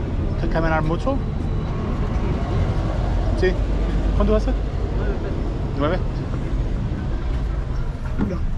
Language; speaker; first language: Spanish; non-native, learner; English